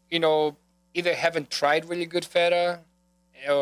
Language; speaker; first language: English; non-native, fluent; Greek